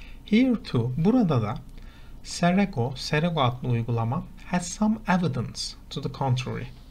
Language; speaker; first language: English; non-native, fluent; Turkish